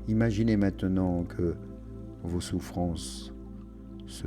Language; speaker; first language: French; native; French